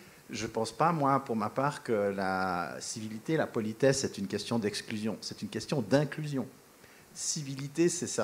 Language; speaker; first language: French; native; French